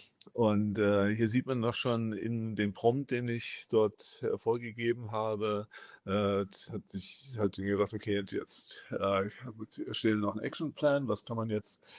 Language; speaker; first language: German; native; German